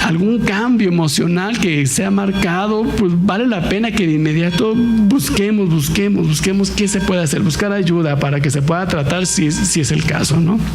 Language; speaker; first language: Spanish; native; Spanish